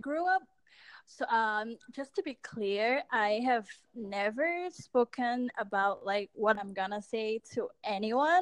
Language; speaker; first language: English; non-native, local second language; Cantonese